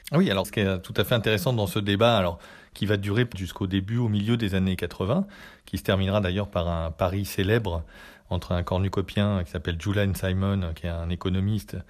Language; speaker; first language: French; native; French